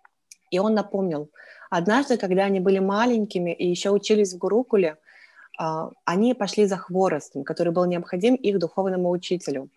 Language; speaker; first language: Russian; native; Russian